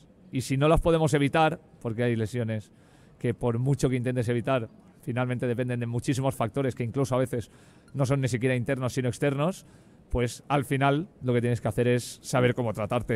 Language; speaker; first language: Spanish; native; Spanish